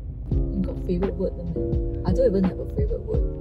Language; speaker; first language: English; non-native, local second language; Chinese